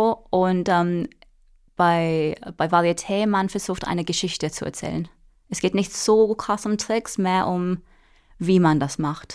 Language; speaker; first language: German; non-native, fluent; English